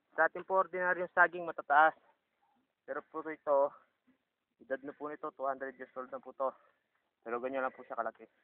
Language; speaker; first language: Filipino; native; Filipino